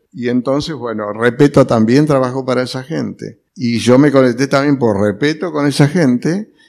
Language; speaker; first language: Spanish; early bilingual, other home language; Italian